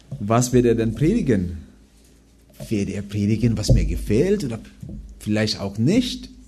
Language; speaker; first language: German; non-native, fluent; Filipino